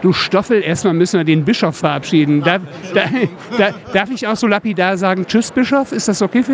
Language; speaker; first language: German; native; German